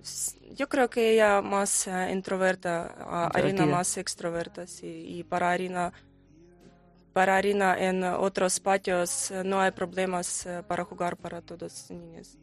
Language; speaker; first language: Spanish; non-native, learner; Ukrainian